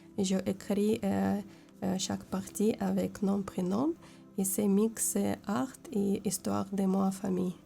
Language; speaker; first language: French; non-native, learner; Ukrainian